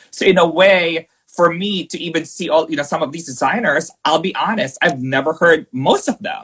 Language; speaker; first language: English; non-native, local second language; Filipino